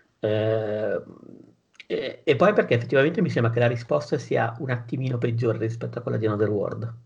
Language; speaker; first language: Italian; native; Italian